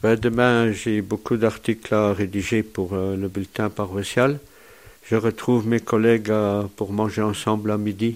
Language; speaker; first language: French; native; French